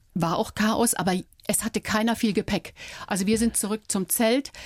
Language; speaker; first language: German; native; German